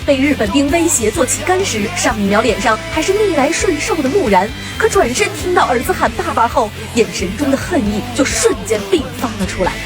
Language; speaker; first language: Chinese; native; Chinese